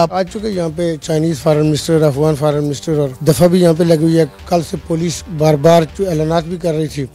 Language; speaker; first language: Urdu; non-native, local second language; Punjabi